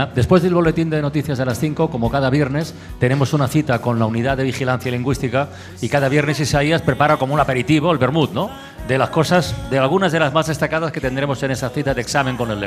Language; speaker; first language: Spanish; native; Spanish